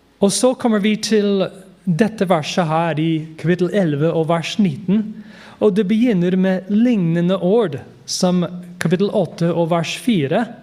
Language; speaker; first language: Norwegian; non-native, fluent; English